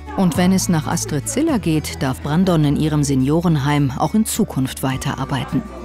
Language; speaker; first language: German; native; German